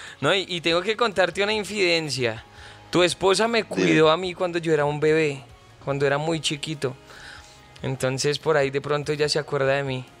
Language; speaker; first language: Spanish; native; Spanish